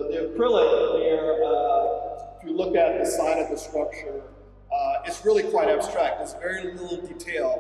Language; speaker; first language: English; native; English